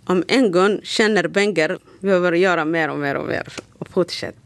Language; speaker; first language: Swedish; non-native, learner; Somali